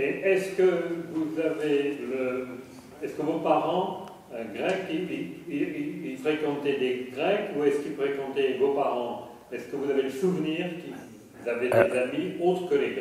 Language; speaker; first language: French; native; French